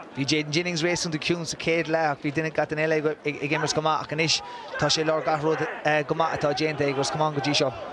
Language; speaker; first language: Irish; non-native, local second language; English